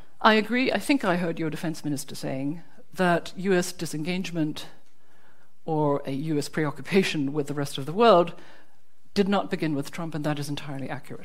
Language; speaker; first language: English; non-native, fluent; German